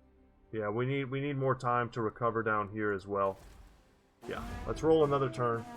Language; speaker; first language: English; native; English